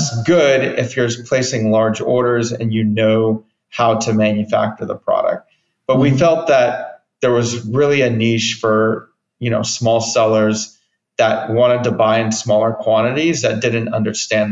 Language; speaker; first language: English; native; English